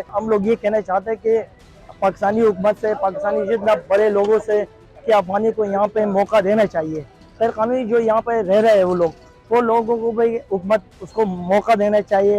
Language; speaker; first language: Hindi; non-native, local second language; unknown